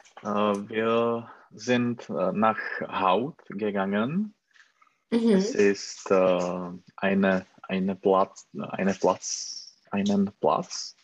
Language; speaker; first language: German; non-native, learner; Czech